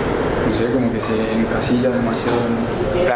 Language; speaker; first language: Spanish; native; Spanish